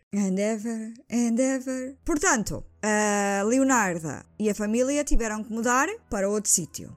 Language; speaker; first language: Portuguese; early bilingual, heritage; Portuguese